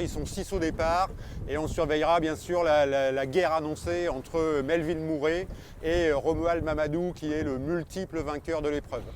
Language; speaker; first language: French; native; French